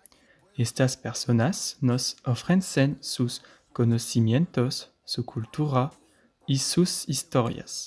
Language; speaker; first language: Spanish; non-native, learner; French